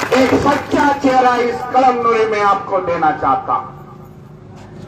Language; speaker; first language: Hindi; non-native, local second language; Marathi